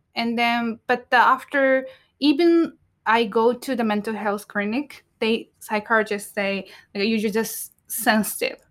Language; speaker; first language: English; non-native, learner; Japanese